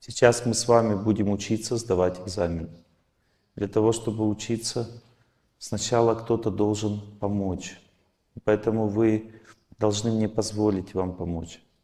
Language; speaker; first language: Russian; native; Russian